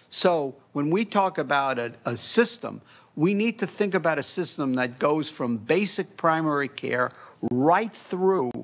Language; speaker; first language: English; native; English